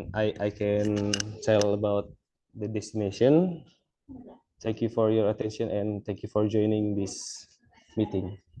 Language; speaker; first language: English; non-native, local second language; Indonesian